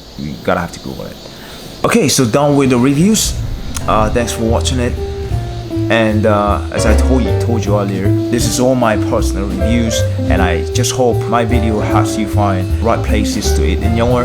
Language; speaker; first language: English; non-native, learner; Korean